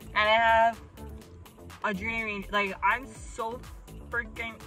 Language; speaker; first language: English; native; English